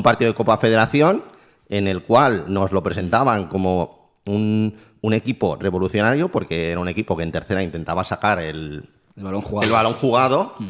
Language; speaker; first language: Spanish; native; Spanish